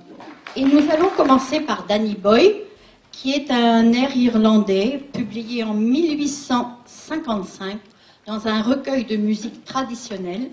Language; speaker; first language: French; native; French